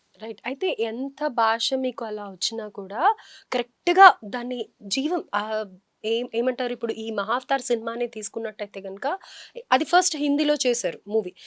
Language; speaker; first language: Telugu; native; Telugu